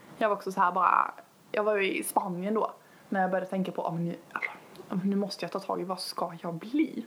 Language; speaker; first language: Swedish; native; Swedish